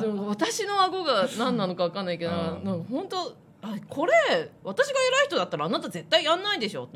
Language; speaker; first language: Japanese; native; Japanese